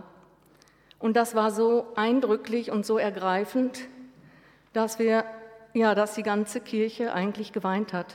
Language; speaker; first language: German; native; German